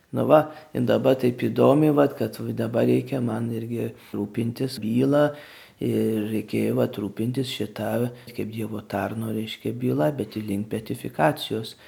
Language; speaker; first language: Lithuanian; native; Lithuanian